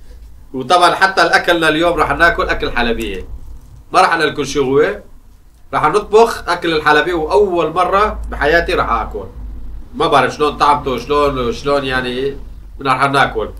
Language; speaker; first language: Arabic; non-native, local second language; Kurdish